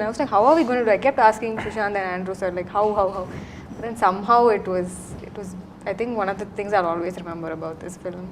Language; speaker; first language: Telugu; non-native, local second language; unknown